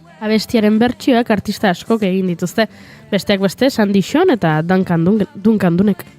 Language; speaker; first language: Basque; native; Basque